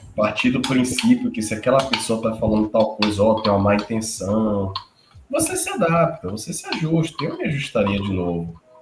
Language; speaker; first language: Portuguese; native; Portuguese